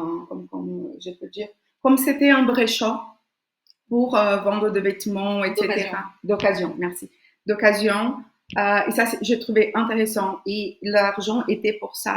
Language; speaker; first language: French; non-native, fluent; Portuguese